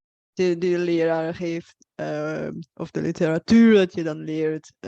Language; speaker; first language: Dutch; non-native, fluent; Bulgarian